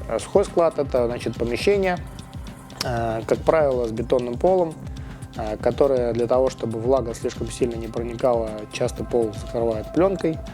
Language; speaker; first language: Russian; native; Russian